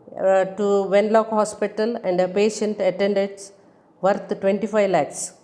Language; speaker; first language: English; non-native, local second language; Kannada